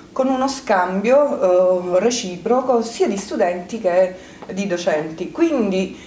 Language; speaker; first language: Italian; native; Italian